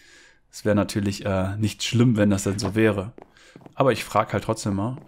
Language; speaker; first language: German; native; German